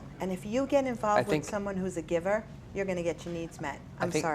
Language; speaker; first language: English; native; English